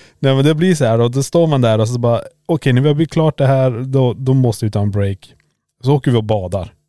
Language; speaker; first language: Swedish; native; Swedish